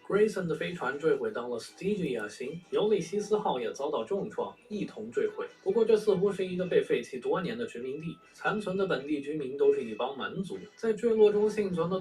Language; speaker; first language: Chinese; native; Chinese